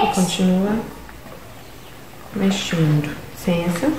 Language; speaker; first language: Portuguese; native; Portuguese